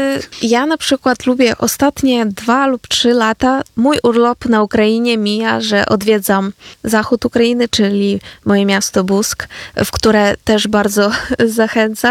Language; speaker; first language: Polish; non-native, fluent; Ukrainian